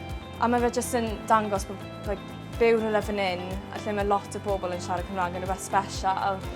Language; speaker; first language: Welsh; native; Welsh